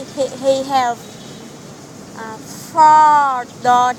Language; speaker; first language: English; non-native, learner; Vietnamese